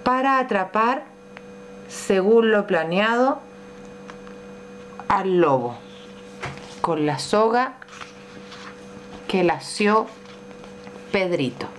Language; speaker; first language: Spanish; native; Spanish